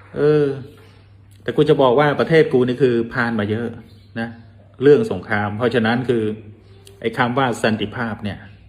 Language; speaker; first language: Thai; non-native, fluent; Khmer